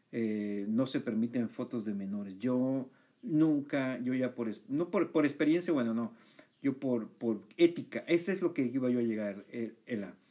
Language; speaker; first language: Spanish; native; Spanish